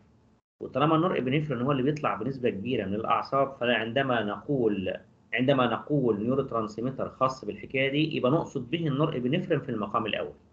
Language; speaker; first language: Arabic; native; Arabic